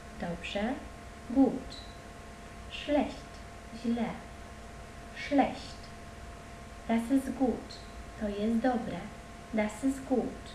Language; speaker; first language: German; non-native, fluent; Polish